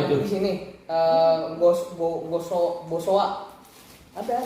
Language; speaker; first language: Indonesian; native; Indonesian